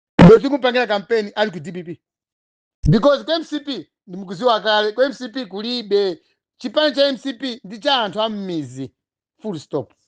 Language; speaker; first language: Nyanja; non-native, local second language; Tumbuka